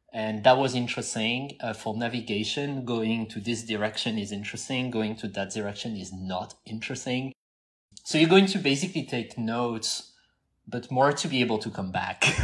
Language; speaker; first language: English; non-native, fluent; French